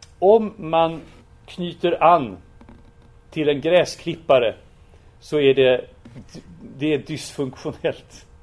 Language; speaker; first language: Swedish; native; Swedish